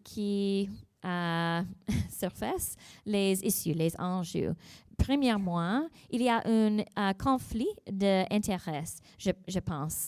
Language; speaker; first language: French; non-native, learner; English